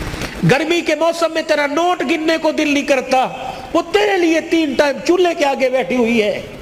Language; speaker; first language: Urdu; non-native, local second language; Punjabi